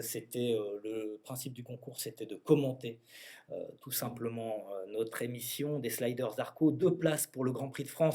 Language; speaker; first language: French; native; French